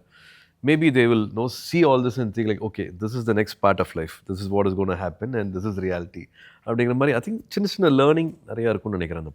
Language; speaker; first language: Tamil; native; Tamil